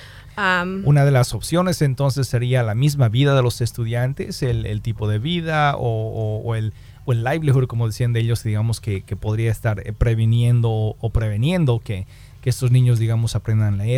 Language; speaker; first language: Spanish; native; Spanish